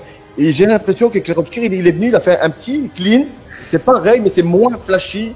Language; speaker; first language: French; native; French